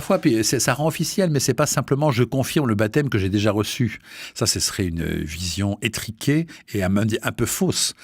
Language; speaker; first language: French; native; French